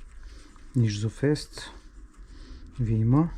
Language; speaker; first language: German; non-native, learner; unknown